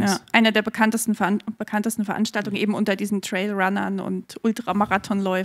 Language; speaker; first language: German; native; German